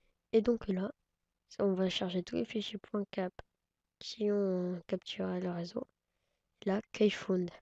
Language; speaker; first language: French; native; French